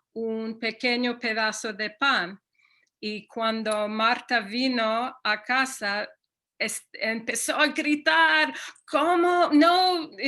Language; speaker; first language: Spanish; non-native, fluent; English